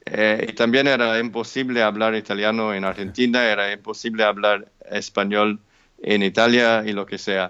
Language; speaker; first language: Spanish; non-native, fluent; English